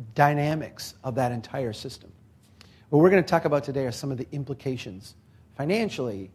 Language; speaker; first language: English; native; English